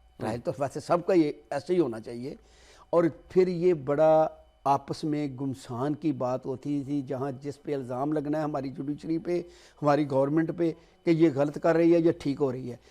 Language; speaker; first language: Urdu; non-native, local second language; Punjabi